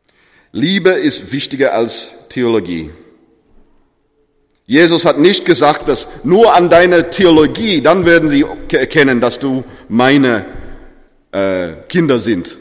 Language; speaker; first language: German; non-native, fluent; English